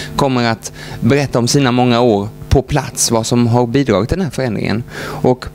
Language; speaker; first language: Swedish; early bilingual, other home language; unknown